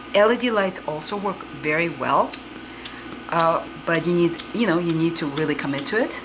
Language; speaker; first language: English; non-native, fluent; Russian